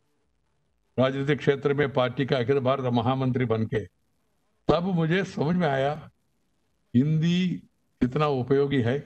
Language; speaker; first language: Hindi; non-native, local second language; Telugu